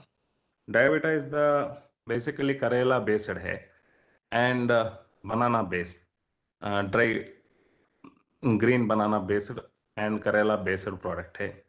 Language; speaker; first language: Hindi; non-native, local second language; Kannada